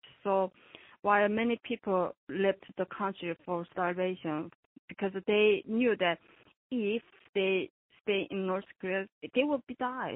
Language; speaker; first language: English; non-native, fluent; Korean